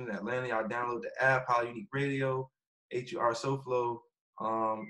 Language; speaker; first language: English; native; English